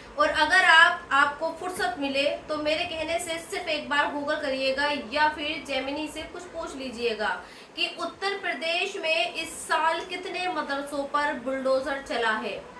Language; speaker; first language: Hindi; native; Hindi